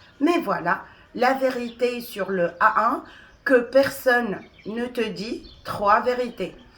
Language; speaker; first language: French; non-native, local second language; Arabic